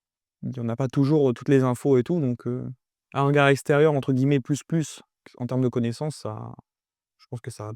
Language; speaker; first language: French; native; French